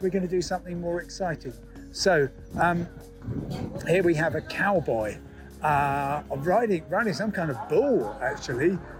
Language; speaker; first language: English; native; English